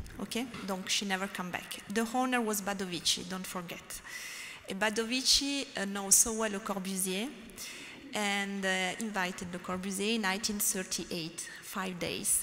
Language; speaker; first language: English; non-native, learner; French